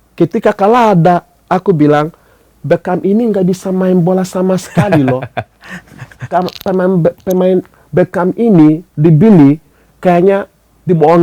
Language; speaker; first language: Indonesian; non-native, fluent; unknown